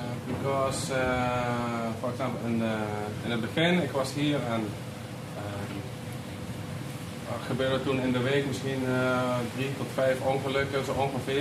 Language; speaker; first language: Dutch; non-native, local second language; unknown